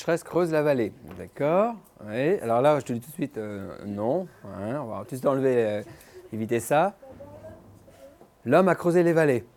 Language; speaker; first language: French; native; French